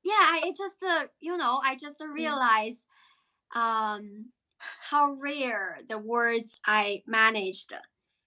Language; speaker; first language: English; non-native, fluent; Chinese